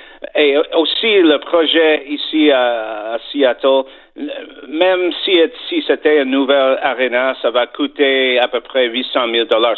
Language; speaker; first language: French; non-native, fluent; English